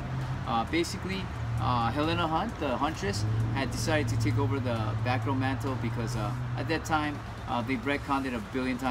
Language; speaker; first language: English; native; English